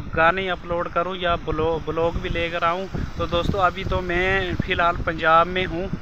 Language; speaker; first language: Hindi; native; Hindi